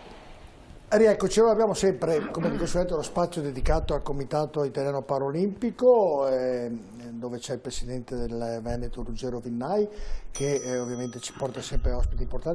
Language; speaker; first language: Italian; native; Italian